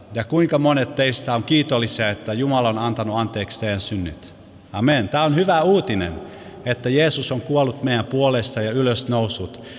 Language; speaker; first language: Finnish; early bilingual, heritage; Finnish